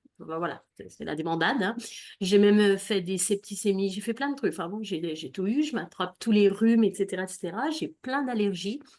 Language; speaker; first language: French; native; French